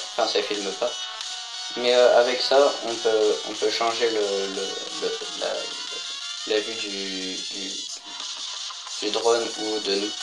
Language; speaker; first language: French; native; French